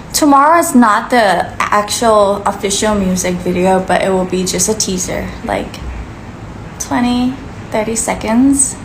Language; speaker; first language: English; early bilingual, other home language; Thai